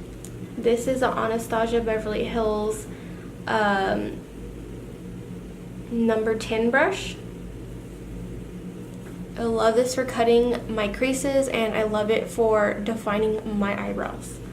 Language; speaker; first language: English; native; English